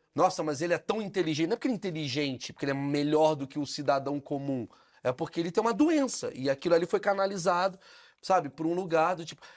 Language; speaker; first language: Portuguese; native; Portuguese